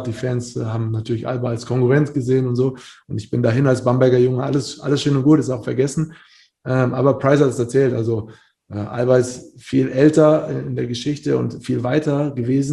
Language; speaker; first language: German; native; German